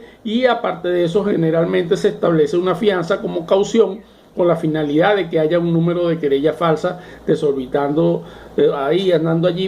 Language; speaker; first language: Spanish; native; Spanish